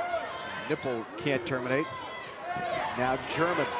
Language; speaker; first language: English; native; English